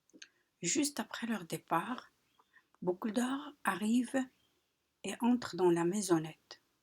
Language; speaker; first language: French; non-native, local second language; Arabic